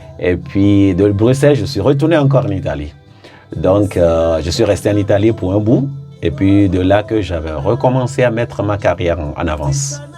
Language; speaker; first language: French; non-native, local second language; Ewe